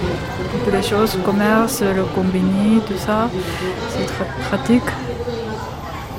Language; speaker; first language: French; non-native, learner; Japanese